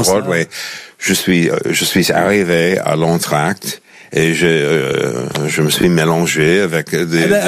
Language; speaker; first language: French; non-native, fluent; English